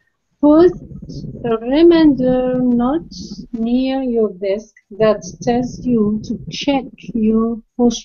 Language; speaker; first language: English; non-native, learner; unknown